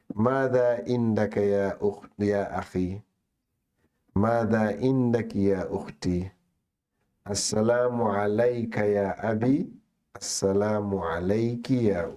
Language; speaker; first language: Arabic; non-native, fluent; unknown